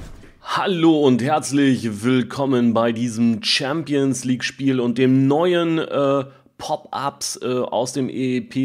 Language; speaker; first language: German; native; German